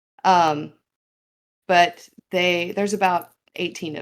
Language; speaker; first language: English; native; English